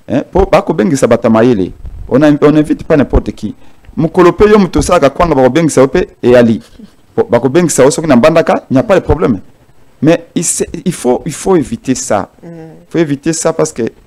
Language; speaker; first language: French; non-native, local second language; Lingala